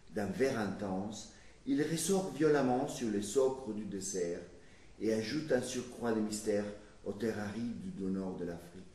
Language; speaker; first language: French; non-native, fluent; Spanish